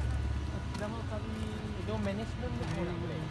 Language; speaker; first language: Indonesian; non-native, local second language; Chinese